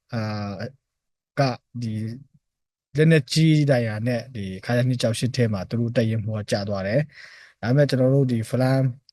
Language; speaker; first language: Burmese; non-native, local second language; Hakha Chin